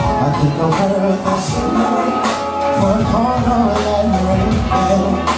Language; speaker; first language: English; native; English